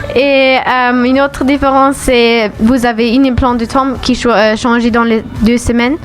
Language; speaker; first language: French; non-native, learner; German